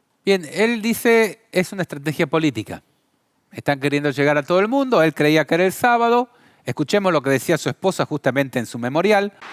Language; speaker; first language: Spanish; native; Spanish